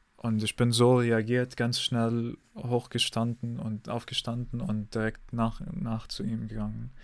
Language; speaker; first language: German; non-native, fluent; English